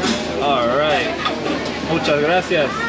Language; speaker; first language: Spanish; non-native, learner; English